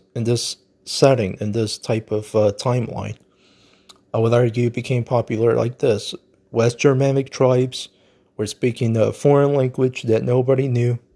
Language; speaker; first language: English; native; English